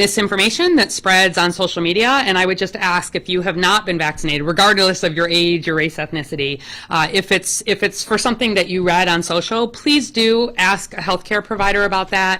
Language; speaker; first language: English; native; English